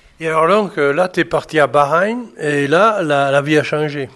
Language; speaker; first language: French; native; French